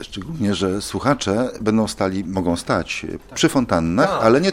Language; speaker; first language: Polish; native; Polish